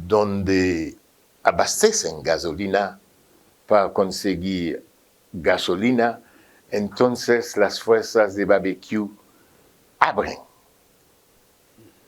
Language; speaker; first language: Spanish; non-native, fluent; French